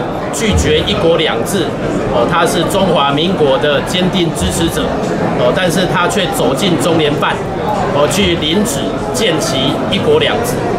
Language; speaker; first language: Chinese; native; Chinese